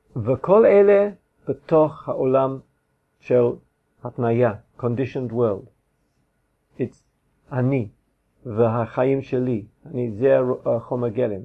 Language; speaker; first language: Hebrew; non-native, fluent; English